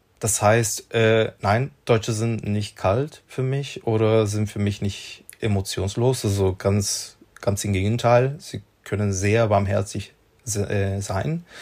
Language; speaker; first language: German; non-native, fluent; Spanish